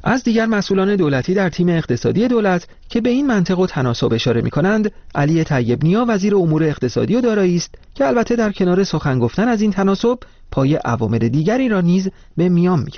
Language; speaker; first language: Persian; native; Persian